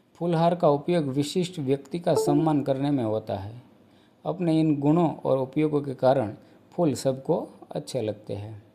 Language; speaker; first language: Hindi; non-native, local second language; Gujarati